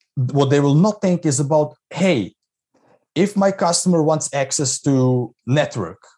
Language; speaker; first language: English; non-native, fluent; Croatian